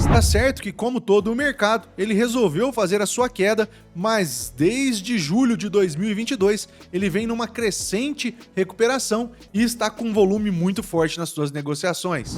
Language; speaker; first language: Portuguese; native; Portuguese